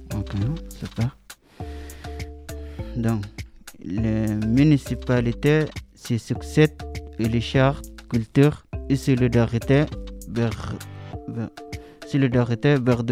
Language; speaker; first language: French; non-native, learner; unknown